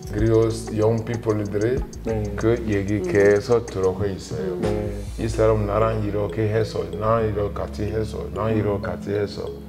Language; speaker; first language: Korean; non-native, learner; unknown